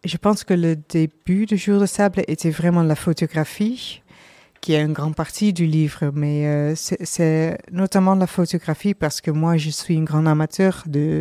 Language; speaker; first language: French; non-native, learner; Dutch